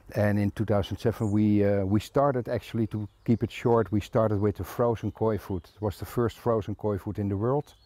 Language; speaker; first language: English; non-native, fluent; Dutch